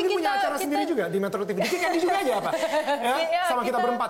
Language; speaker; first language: Indonesian; native; Indonesian